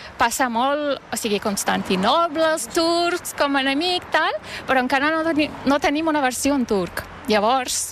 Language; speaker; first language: Catalan; non-native, fluent; Turkish